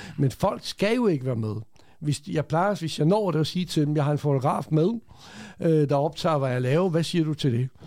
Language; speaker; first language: Danish; early bilingual, other home language; Croatian